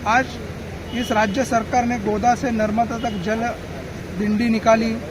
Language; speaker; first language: Hindi; non-native, local second language; Marathi